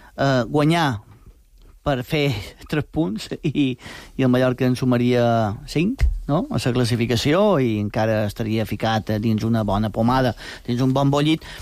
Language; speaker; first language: Catalan; native; Catalan